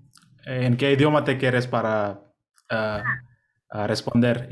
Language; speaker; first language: Spanish; non-native, learner; Hindi